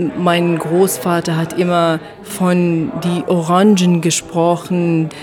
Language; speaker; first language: German; non-native, fluent; Arabic